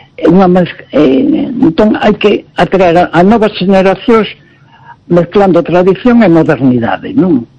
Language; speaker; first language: Galician; native; Galician